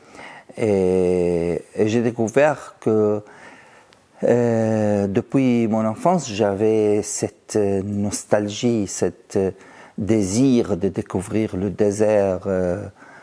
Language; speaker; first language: French; non-native, fluent; Arabic